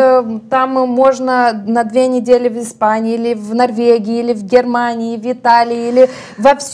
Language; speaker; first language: Russian; non-native, local second language; Romanian